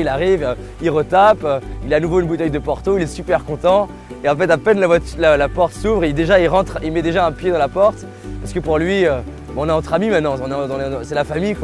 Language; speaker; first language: French; native; French